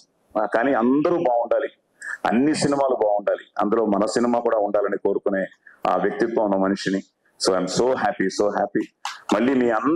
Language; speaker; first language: Telugu; native; Telugu